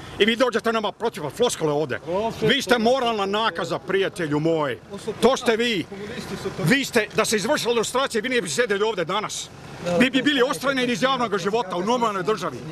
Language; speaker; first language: Bosnian; early bilingual, heritage; Croatian